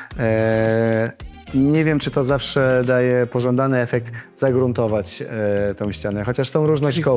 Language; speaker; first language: Polish; native; Polish